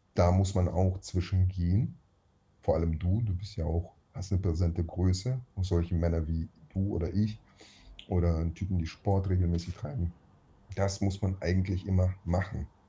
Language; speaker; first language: German; early bilingual, other home language; Russian